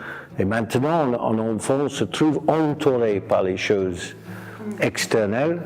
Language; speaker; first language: French; non-native, fluent; English